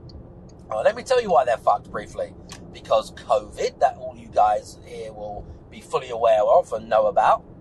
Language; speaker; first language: English; native; English